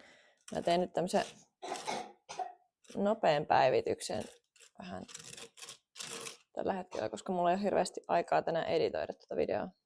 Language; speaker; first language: Finnish; native; Finnish